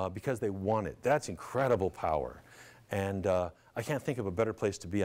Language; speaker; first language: English; native; English